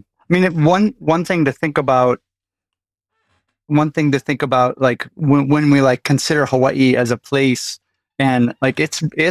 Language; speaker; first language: English; native; English